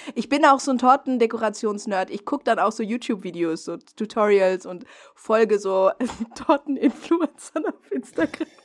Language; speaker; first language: German; non-native, fluent; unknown